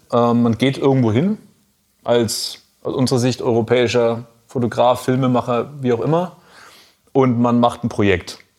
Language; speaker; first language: German; native; German